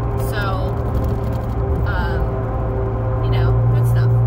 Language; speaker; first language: English; native; English